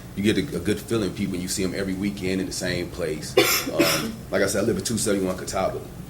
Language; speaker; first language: English; native; English